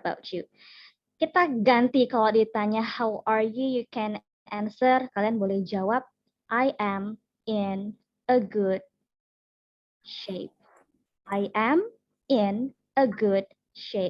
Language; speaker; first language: English; non-native, learner; Indonesian